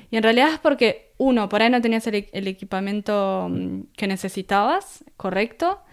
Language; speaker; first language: Spanish; native; Spanish